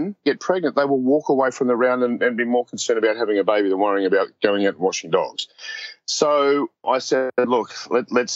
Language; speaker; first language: English; native; English